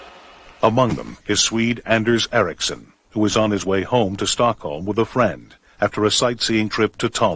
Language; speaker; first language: English; native; English